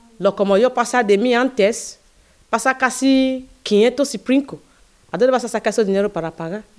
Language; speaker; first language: Spanish; non-native, learner; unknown